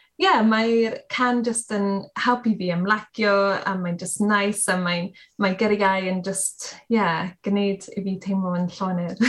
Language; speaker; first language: Welsh; non-native, learner; English